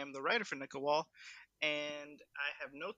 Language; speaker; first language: English; early bilingual, other home language; Spanish